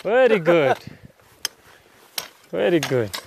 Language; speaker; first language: English; non-native, learner; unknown